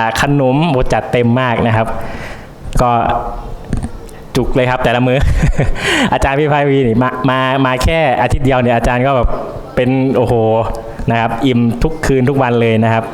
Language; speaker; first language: Thai; native; Thai